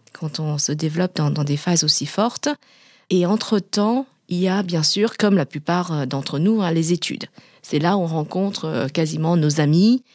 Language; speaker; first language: French; early bilingual, other home language; Vietnamese